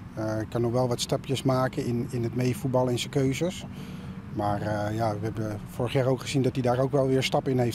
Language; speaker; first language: Dutch; native; Dutch